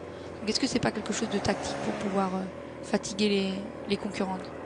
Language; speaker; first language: French; native; French